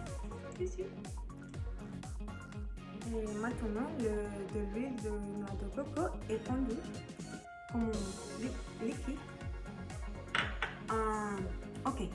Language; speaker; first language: French; non-native, learner; Spanish